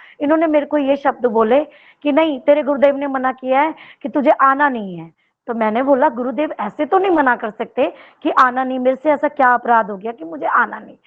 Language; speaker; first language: Hindi; native; Hindi